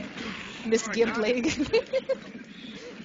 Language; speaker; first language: English; native; English